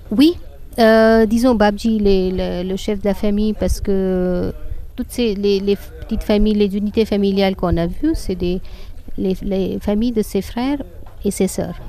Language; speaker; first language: French; non-native, fluent; Hindi